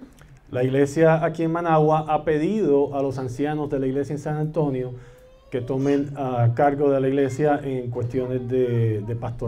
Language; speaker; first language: Spanish; native; Spanish